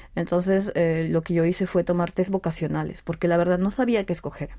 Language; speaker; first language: Spanish; native; Spanish